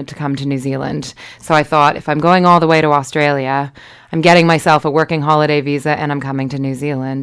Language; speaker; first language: English; native; English